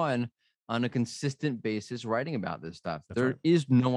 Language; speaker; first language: English; native; English